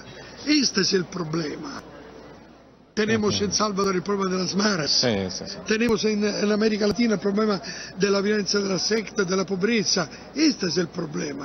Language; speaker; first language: Spanish; non-native, fluent; Italian